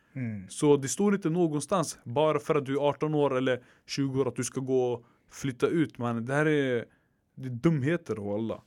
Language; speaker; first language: Swedish; early bilingual, other home language; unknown